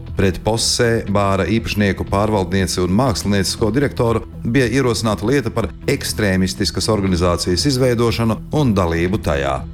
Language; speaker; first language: Latvian; native; Latvian